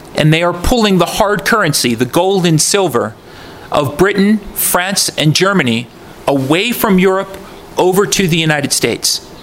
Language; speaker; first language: English; native; English